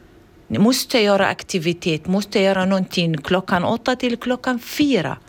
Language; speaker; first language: Swedish; non-native, learner; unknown